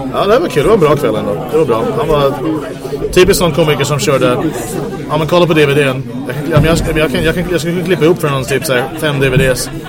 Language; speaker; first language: Swedish; non-native, fluent; English